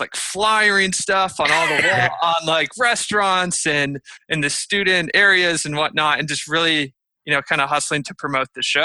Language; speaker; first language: English; native; English